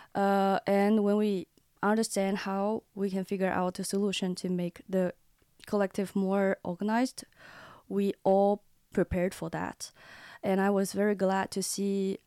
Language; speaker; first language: English; non-native, learner; Chinese